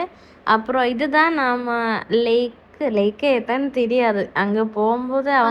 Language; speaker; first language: Tamil; non-native, learner; Malayalam